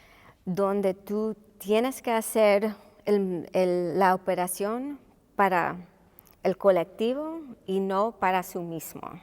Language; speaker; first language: Spanish; non-native, local second language; English